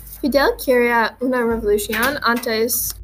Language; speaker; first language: Spanish; non-native, learner; English